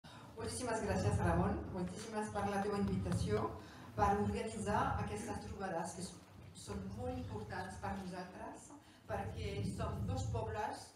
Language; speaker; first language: Catalan; non-native, local second language; French